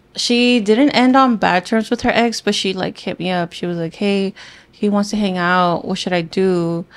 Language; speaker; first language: English; native; English